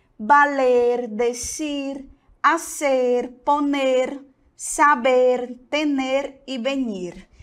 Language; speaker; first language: Spanish; non-native, learner; Portuguese